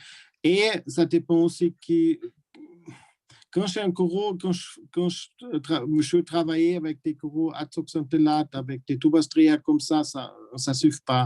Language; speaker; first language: French; non-native, learner; German